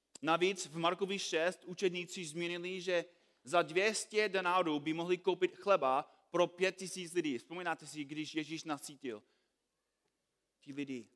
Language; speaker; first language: Czech; non-native, fluent; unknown